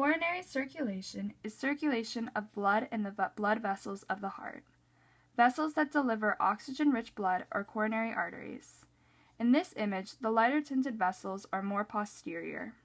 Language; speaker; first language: English; native; English